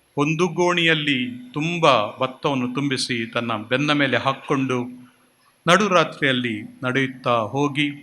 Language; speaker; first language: Kannada; non-native, local second language; Konkani